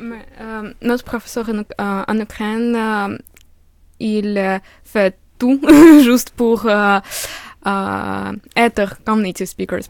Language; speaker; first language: French; non-native, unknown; Ukrainian